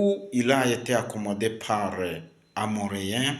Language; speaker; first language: French; non-native, local second language; Kinyarwanda